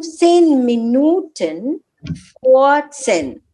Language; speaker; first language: German; non-native, learner; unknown